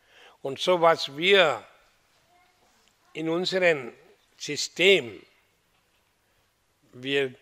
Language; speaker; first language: German; non-native, learner; Hindi